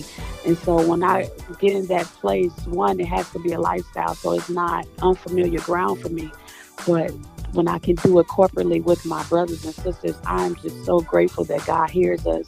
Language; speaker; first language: English; native; English